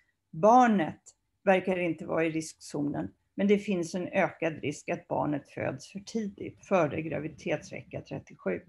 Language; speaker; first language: Swedish; native; Swedish